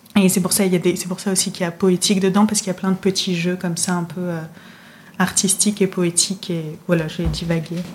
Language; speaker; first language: French; native; French